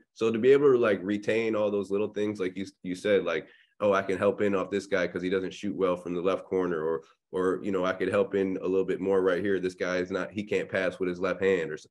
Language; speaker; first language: English; native; English